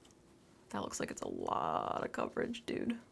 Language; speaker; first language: English; native; English